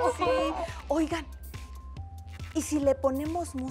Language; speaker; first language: Spanish; native; Spanish